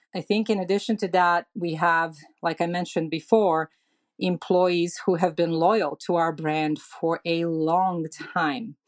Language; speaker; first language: English; non-native, fluent; Serbian